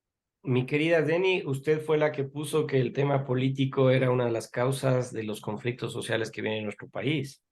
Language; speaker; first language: Spanish; native; Spanish